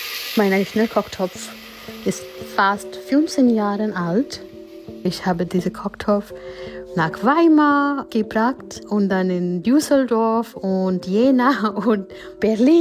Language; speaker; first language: German; non-native, fluent; Gujarati